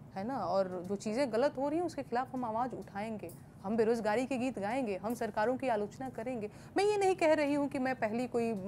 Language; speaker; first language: Hindi; native; Hindi